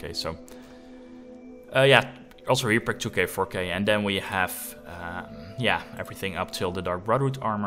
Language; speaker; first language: English; non-native, fluent; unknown